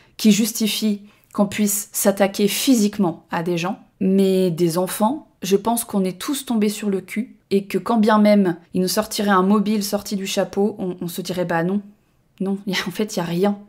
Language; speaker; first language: French; native; French